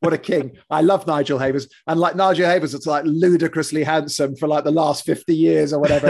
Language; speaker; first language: English; native; English